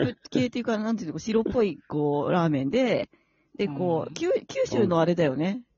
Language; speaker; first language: Japanese; native; Japanese